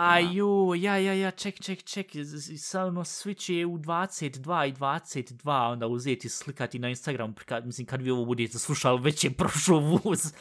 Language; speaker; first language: Bosnian; early bilingual, heritage; Bosnian